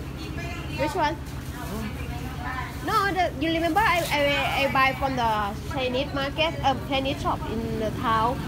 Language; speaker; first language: English; non-native, learner; Thai